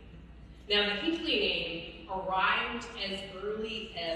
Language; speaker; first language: English; native; English